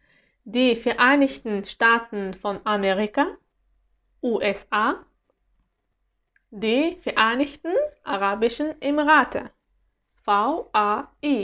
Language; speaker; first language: German; non-native, fluent; Uzbek